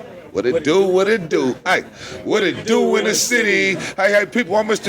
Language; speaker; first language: English; native; English